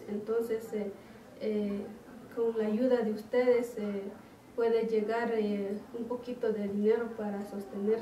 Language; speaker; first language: Spanish; non-native, local second language; Kaqchikel